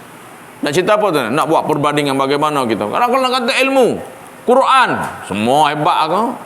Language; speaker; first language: Malay; native; Malay